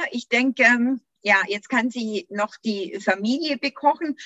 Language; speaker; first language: German; native; German